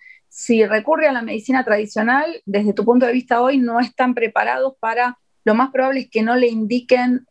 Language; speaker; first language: Spanish; native; Spanish